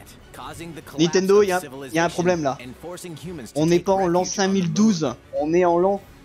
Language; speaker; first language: French; native; French